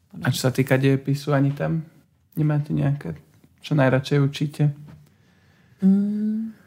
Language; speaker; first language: Slovak; native; Slovak